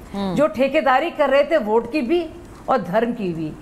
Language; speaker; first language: Hindi; native; Hindi